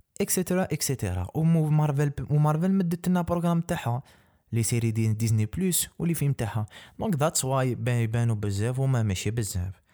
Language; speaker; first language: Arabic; native; Arabic